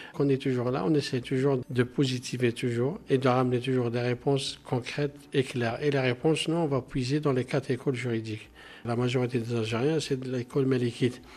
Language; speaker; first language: French; non-native, local second language; Arabic